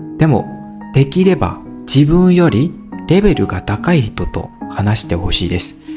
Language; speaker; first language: Japanese; non-native, learner; Burmese